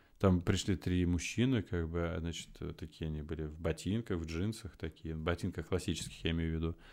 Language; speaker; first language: Russian; native; Russian